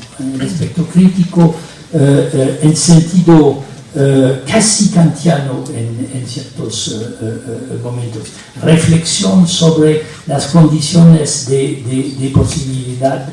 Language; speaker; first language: Spanish; non-native, fluent; French